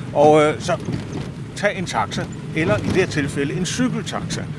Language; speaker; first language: Danish; native; Danish